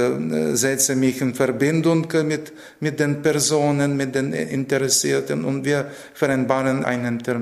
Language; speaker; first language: German; non-native, fluent; Russian